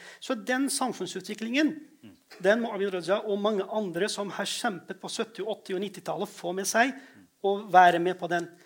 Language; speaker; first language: Norwegian; non-native, fluent; Kurdish